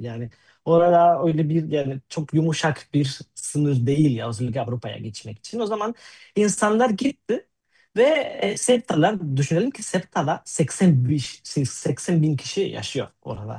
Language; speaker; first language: Turkish; non-native, fluent; Spanish